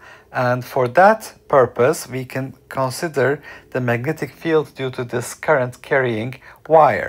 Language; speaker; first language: English; non-native, fluent; Turkish